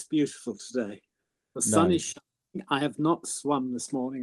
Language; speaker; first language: English; native; English